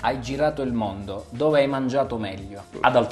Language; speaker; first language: Italian; native; Italian